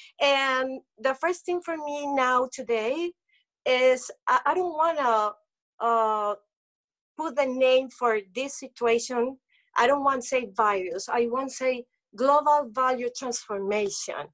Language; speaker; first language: English; non-native, local second language; Spanish